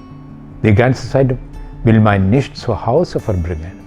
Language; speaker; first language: German; non-native, fluent; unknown